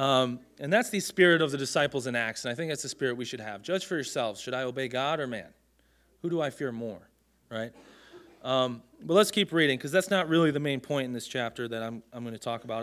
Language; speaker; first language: English; native; English